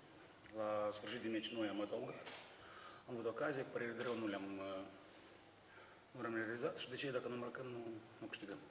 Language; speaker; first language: Romanian; non-native, local second language; Russian